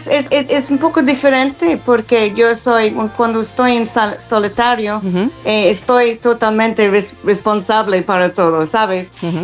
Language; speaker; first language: Spanish; non-native, fluent; English